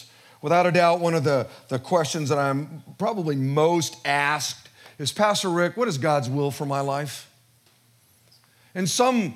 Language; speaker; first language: English; native; English